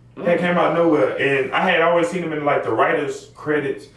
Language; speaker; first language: English; native; English